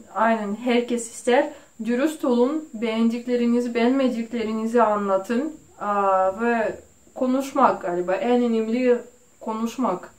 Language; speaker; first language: Turkish; non-native, fluent; Russian